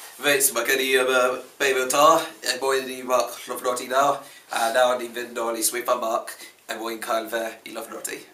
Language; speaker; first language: Welsh; native; Welsh